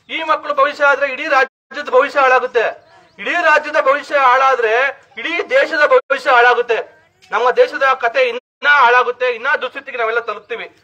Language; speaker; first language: Kannada; native; Kannada